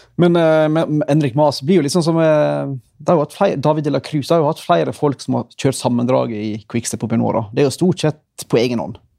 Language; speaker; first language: Norwegian; native; Norwegian